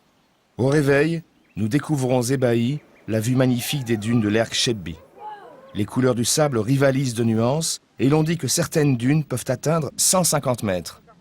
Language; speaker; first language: French; native; French